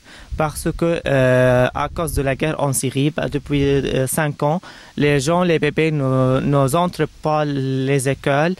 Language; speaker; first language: French; non-native, learner; Arabic